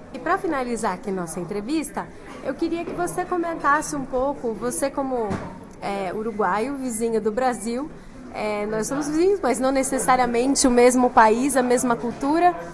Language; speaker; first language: Portuguese; native; Portuguese